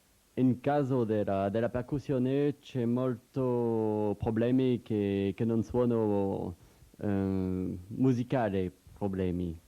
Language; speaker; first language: Italian; non-native, learner; French